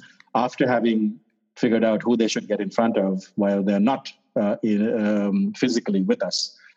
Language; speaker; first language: English; non-native, local second language; Sinhala